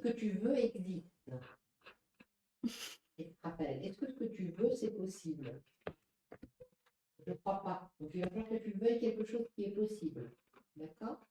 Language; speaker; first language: French; native; French